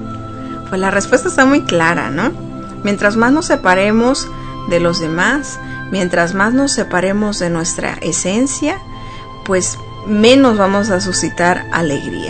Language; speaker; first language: Spanish; native; Spanish